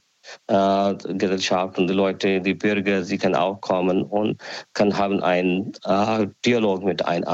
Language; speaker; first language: German; non-native, learner; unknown